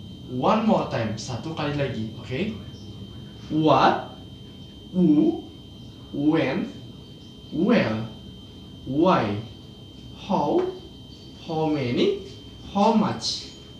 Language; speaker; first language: English; non-native, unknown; Indonesian